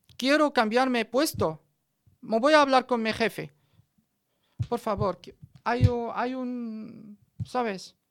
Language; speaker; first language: Spanish; non-native, learner; Arabic